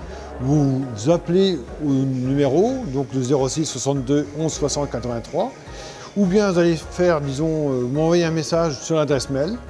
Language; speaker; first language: French; native; French